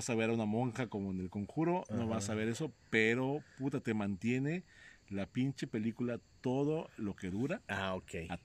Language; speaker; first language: Spanish; native; Spanish